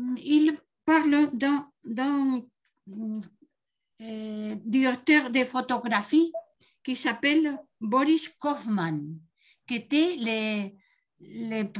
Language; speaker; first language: French; non-native, fluent; Spanish